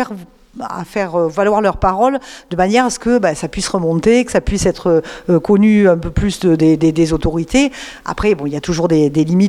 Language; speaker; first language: French; native; French